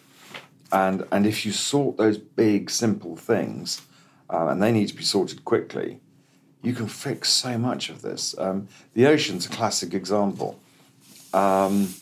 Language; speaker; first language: English; native; English